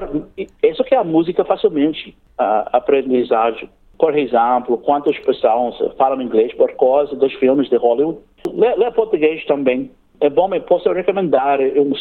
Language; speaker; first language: Portuguese; non-native, learner; English